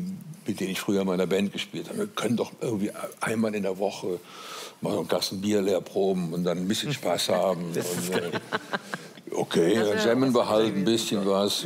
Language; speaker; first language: German; native; German